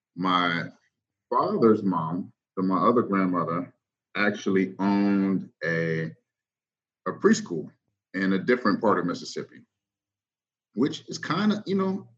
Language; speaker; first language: English; native; English